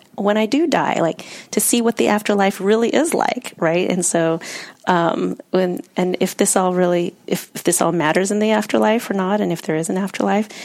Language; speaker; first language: English; native; English